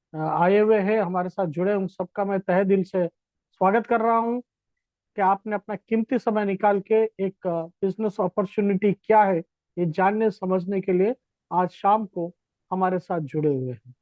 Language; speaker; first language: Hindi; native; Hindi